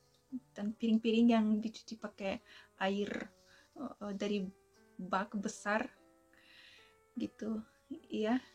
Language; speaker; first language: Indonesian; non-native, fluent; Russian